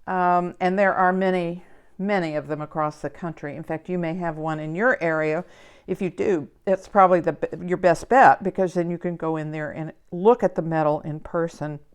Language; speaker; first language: English; native; English